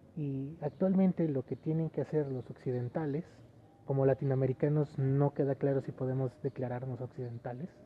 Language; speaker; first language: Spanish; native; Spanish